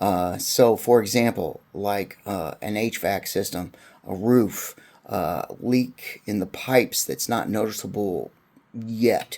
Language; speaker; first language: English; native; English